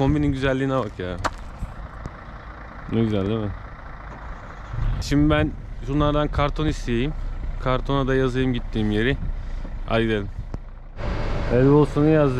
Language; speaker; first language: Turkish; native; Turkish